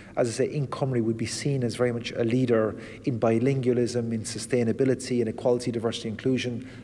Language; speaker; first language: English; native; English